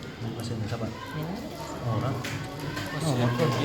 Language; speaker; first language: Indonesian; native; Indonesian